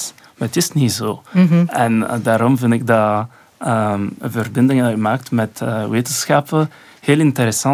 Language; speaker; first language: Dutch; non-native, local second language; French